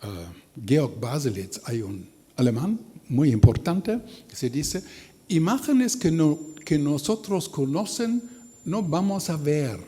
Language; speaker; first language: Spanish; non-native, learner; German